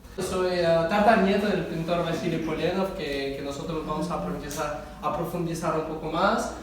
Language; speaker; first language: Spanish; non-native, fluent; Russian